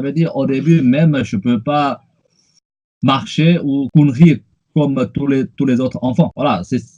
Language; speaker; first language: French; non-native, fluent; Chinese